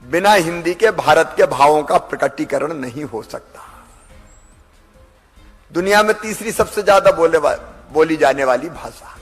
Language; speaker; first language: Hindi; native; Hindi